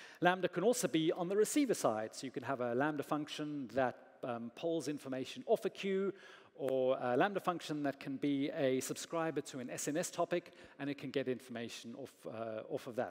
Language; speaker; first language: English; native; English